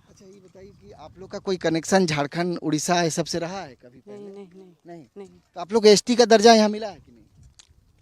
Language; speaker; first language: Hindi; native; Hindi